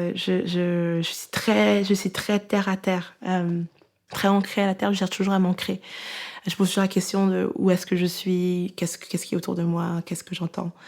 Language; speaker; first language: French; native; French